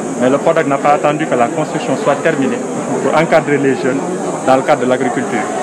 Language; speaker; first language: French; non-native, local second language; Wolof